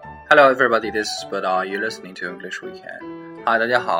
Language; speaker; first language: English; non-native, fluent; Chinese